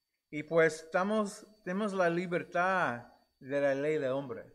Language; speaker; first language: Spanish; non-native, fluent; English